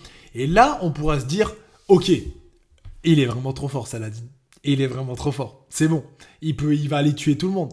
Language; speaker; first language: French; native; French